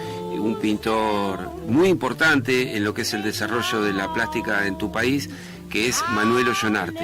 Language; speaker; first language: Spanish; native; Spanish